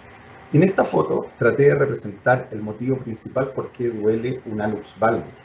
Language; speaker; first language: Spanish; native; Spanish